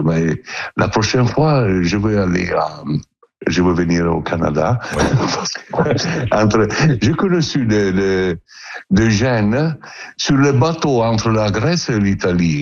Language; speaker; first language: French; non-native, fluent; Italian